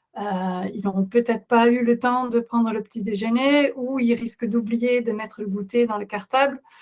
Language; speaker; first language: French; non-native, fluent; Dutch